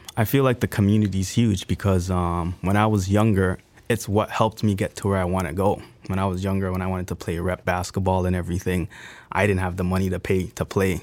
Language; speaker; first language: English; native; English